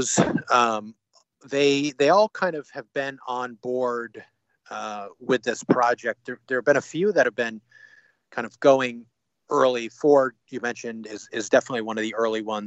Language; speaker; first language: English; native; English